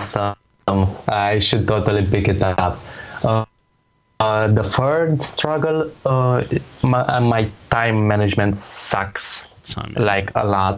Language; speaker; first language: English; non-native, fluent; Romanian